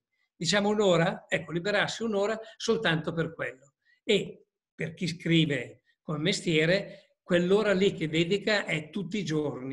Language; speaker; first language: Italian; native; Italian